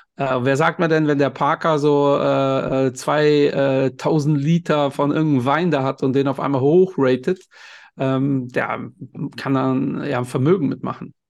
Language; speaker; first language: German; native; German